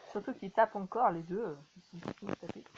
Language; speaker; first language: French; native; French